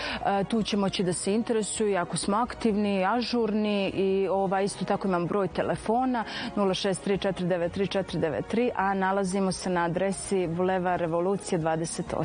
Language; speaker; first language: Serbian; native; Serbian